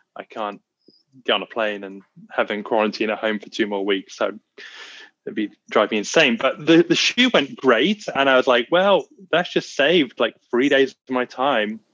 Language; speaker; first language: English; native; English